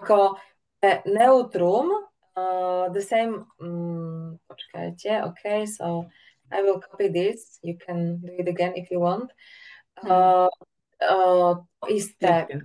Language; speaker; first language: English; non-native, fluent; Slovak